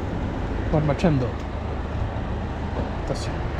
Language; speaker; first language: French; native; French